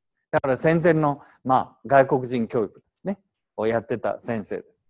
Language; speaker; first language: Japanese; native; Japanese